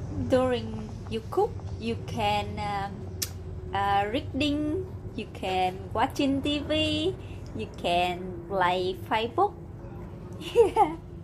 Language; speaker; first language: English; non-native, learner; Vietnamese